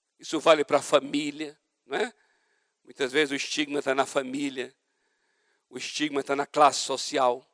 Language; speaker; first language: Portuguese; native; Portuguese